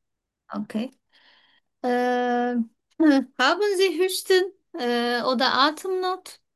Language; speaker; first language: German; non-native, learner; Turkish